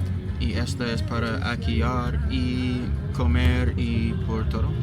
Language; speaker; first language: Spanish; non-native, learner; English